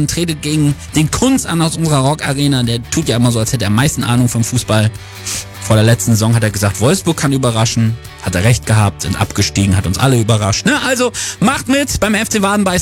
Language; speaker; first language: German; native; German